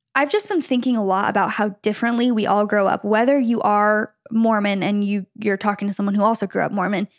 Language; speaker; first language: English; native; English